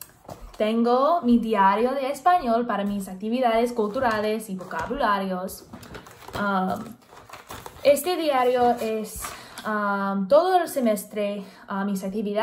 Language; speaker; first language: Spanish; non-native, learner; English